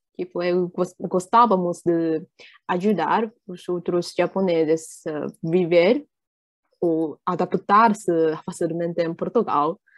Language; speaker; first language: Portuguese; non-native, learner; Japanese